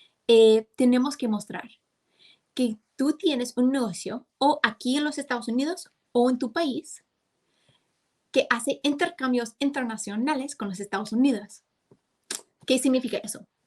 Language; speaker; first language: Spanish; non-native, fluent; English